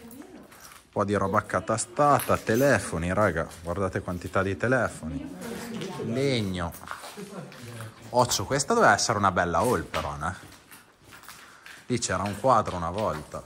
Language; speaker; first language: Italian; native; Italian